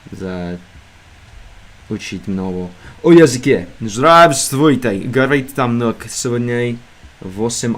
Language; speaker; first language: Russian; non-native, learner; English